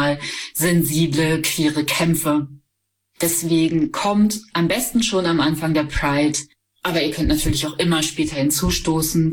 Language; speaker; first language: German; native; German